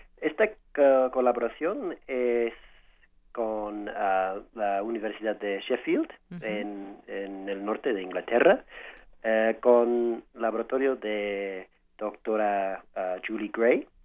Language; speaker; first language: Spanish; non-native, learner; English